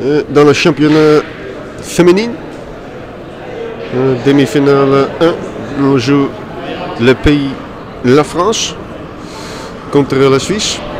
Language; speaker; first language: French; non-native, learner; Dutch